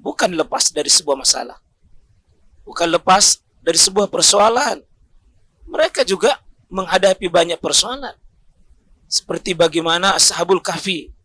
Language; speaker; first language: Indonesian; native; Indonesian